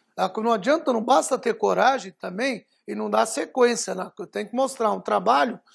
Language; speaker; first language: Portuguese; early bilingual, other home language; Arabic